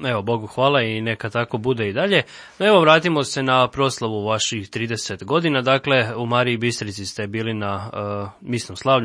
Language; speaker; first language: Serbian; native; Serbian